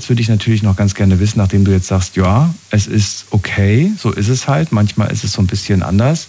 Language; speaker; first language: German; native; German